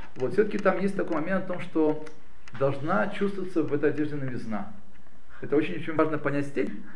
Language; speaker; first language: Russian; early bilingual, heritage; Russian